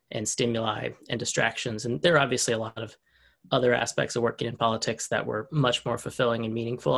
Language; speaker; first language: English; native; English